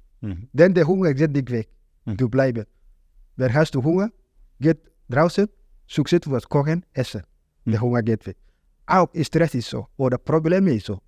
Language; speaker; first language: German; non-native, learner; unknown